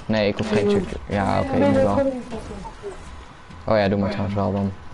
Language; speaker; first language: Dutch; native; Dutch